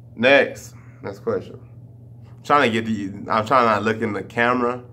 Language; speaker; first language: English; native; English